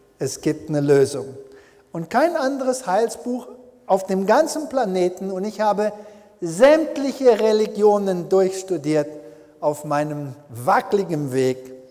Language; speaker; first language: German; early bilingual, heritage; German